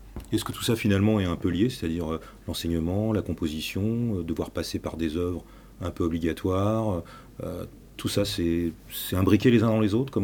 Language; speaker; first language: French; native; French